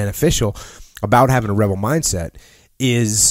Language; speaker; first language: English; native; English